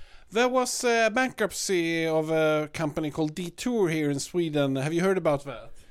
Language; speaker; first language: English; non-native, fluent; Swedish